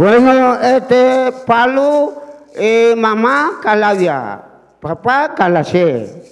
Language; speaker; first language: Spanish; non-native, learner; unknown